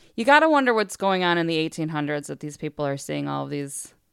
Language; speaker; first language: English; native; English